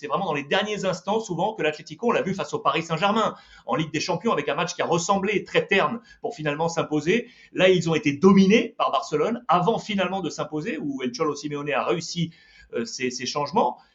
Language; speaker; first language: French; native; French